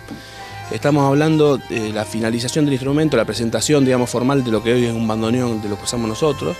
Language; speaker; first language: Spanish; native; Spanish